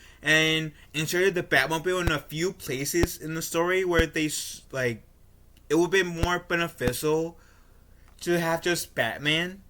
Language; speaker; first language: English; native; English